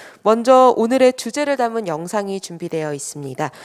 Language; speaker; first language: Korean; native; Korean